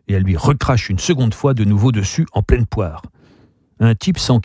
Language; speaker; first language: French; native; French